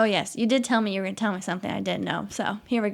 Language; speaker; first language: English; native; English